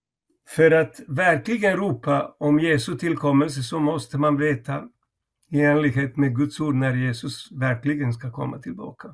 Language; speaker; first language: Swedish; non-native, fluent; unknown